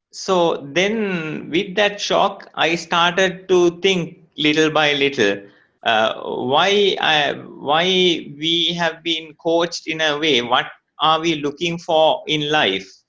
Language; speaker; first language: English; non-native, local second language; Sinhala